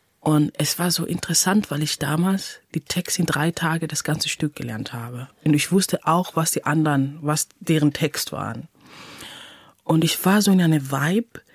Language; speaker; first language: German; non-native, fluent; English